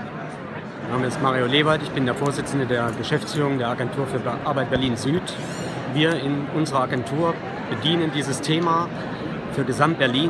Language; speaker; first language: German; native; German